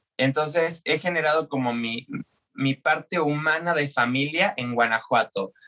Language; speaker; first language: Spanish; native; Spanish